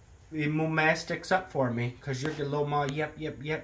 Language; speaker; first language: English; native; English